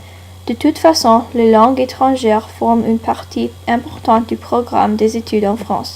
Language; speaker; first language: French; non-native, learner; English